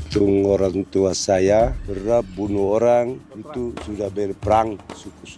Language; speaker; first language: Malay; non-native, local second language; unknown